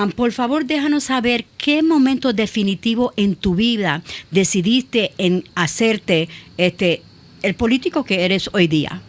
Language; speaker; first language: Spanish; early bilingual, other home language; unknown